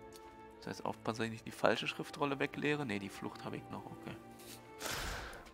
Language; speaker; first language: German; native; German